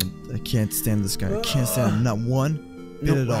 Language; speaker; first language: English; native; English